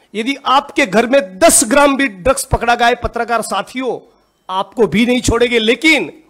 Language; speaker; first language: Hindi; non-native, local second language; Gujarati